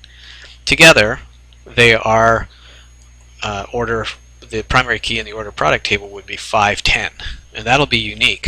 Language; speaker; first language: English; native; English